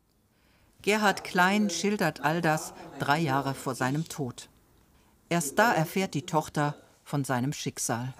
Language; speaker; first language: German; native; German